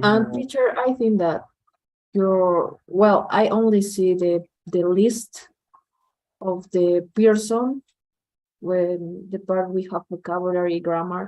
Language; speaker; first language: English; non-native, learner; Spanish